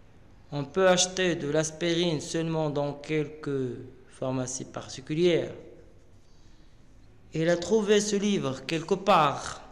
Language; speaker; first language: French; non-native, local second language; Arabic